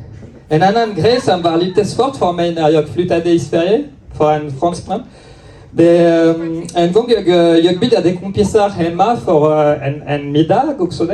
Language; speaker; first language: Swedish; non-native, learner; French